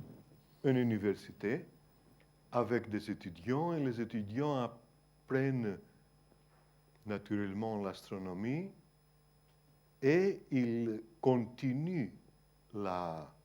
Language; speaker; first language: French; non-native, fluent; Greek